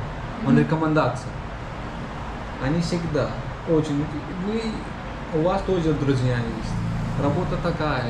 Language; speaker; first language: Russian; non-native, learner; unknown